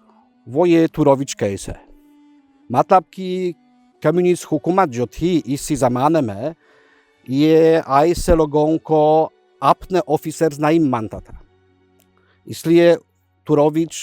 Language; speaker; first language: Hindi; non-native, fluent; Polish